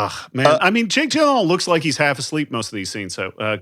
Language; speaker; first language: English; native; English